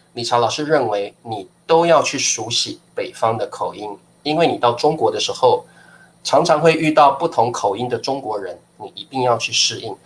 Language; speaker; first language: Chinese; native; Chinese